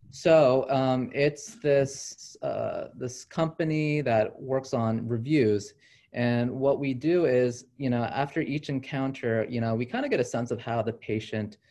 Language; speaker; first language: English; native; English